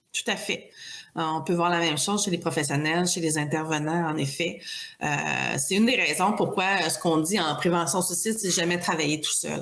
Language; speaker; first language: French; native; French